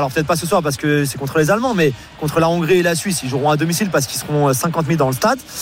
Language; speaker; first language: French; non-native, fluent; English